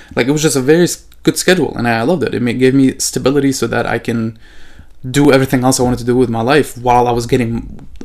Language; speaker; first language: English; non-native, fluent; Arabic